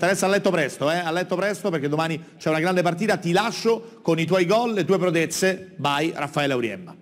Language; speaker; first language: Italian; native; Italian